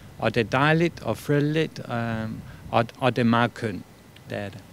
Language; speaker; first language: Danish; non-native, fluent; English